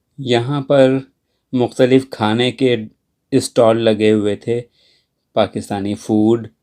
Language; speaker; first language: Urdu; native; Urdu